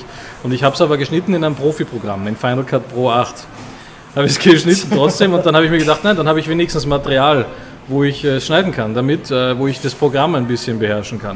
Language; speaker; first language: German; native; German